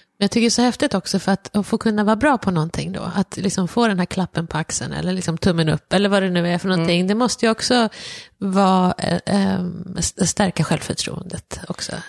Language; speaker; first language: Swedish; native; Swedish